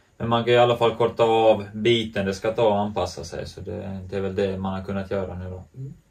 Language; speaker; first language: Swedish; native; Swedish